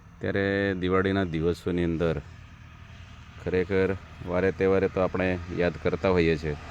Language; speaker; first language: Gujarati; native; Gujarati